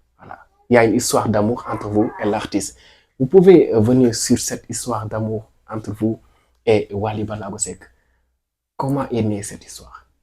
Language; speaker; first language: French; non-native, local second language; Wolof